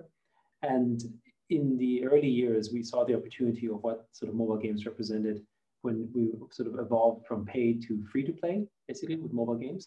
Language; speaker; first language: English; non-native, fluent; German